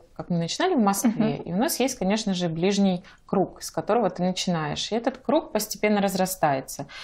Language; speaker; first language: Russian; native; Russian